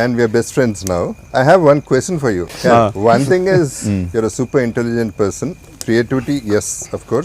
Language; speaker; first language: English; non-native, local second language; Telugu